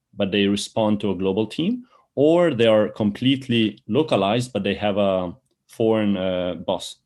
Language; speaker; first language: English; early bilingual, other home language; Albanian